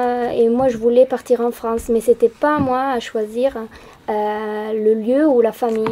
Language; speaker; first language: French; non-native, fluent; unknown